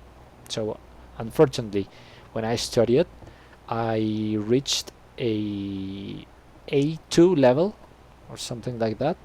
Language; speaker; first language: English; non-native, fluent; Spanish